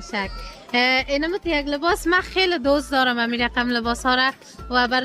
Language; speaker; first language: Persian; native; Persian